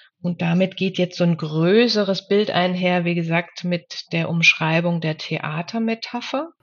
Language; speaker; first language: German; native; German